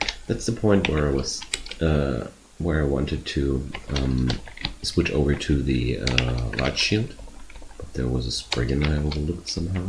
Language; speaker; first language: English; non-native, fluent; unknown